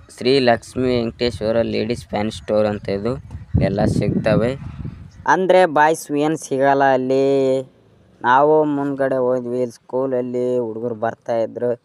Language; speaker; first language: Kannada; native; Kannada